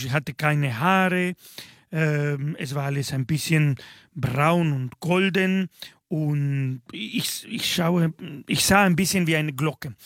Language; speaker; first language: German; non-native, fluent; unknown